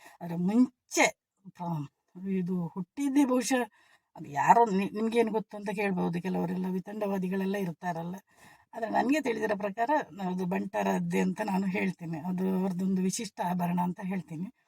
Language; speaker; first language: Kannada; non-native, local second language; Tulu